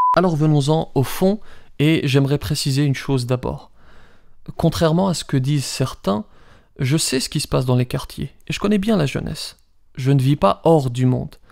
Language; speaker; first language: French; early bilingual, other home language; Riffian